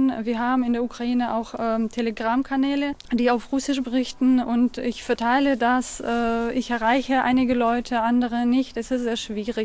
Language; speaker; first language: German; non-native, fluent; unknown